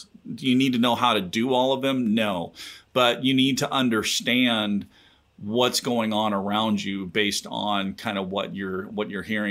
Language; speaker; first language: English; native; English